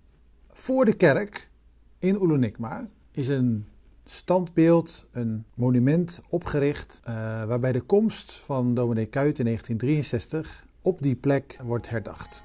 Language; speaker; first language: Dutch; native; Dutch